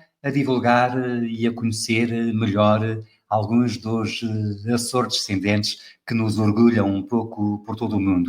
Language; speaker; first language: Portuguese; native; Portuguese